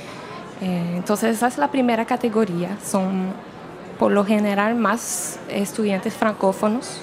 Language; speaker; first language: Spanish; non-native, fluent; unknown